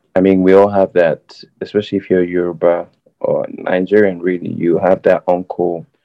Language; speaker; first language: English; non-native, local second language; Yoruba